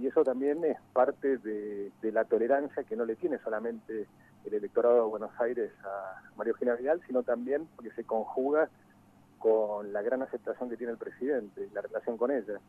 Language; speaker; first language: Spanish; native; Spanish